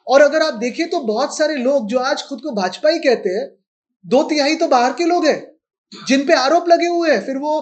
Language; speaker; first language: Hindi; non-native, local second language; Marathi